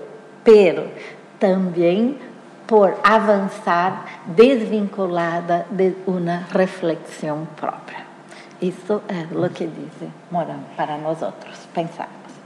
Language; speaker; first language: Spanish; non-native, fluent; Portuguese